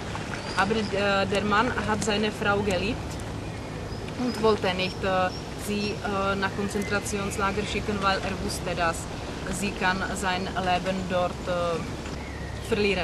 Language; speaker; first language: German; non-native, learner; Czech